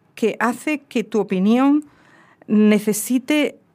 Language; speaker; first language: Spanish; native; Spanish